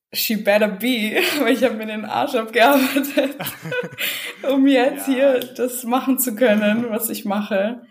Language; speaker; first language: German; early bilingual, other home language; Serbian